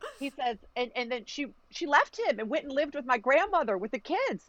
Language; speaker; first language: English; early bilingual, other home language; Greek